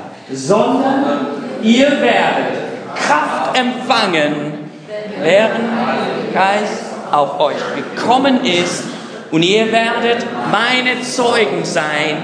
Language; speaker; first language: German; non-native, fluent; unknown